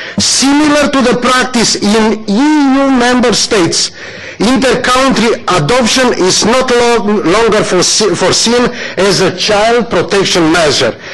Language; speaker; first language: English; non-native, fluent; Romanian